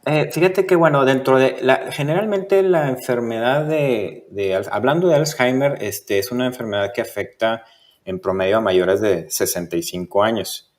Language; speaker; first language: Spanish; native; Spanish